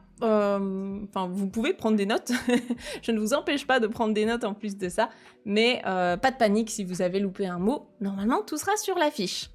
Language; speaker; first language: French; native; French